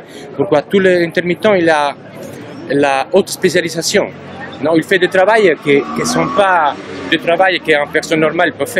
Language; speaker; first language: French; non-native, fluent; Italian